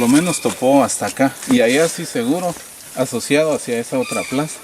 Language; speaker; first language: Spanish; native; Spanish